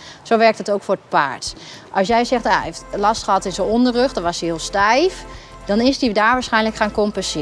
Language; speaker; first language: Dutch; native; Dutch